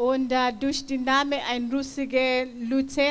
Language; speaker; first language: German; non-native, fluent; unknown